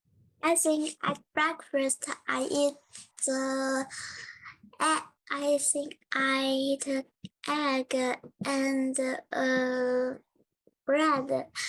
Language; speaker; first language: English; non-native, learner; Chinese